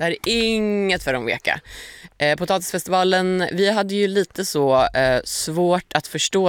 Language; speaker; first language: Swedish; native; Swedish